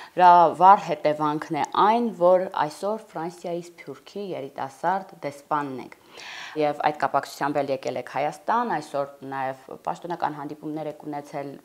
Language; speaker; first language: Armenian; native; Armenian